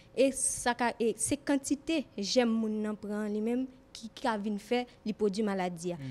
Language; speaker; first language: French; non-native, local second language; Haitian Creole